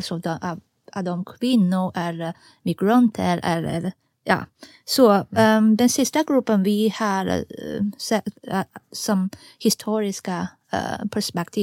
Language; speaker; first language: Swedish; non-native, fluent; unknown